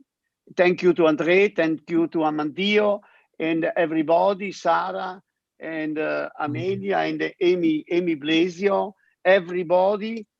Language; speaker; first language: English; non-native, learner; Italian